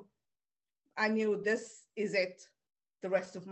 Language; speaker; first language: English; non-native, local second language; Afrikaans